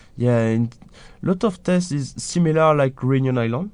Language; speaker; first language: English; non-native, learner; French